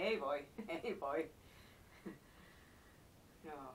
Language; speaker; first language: Finnish; native; Finnish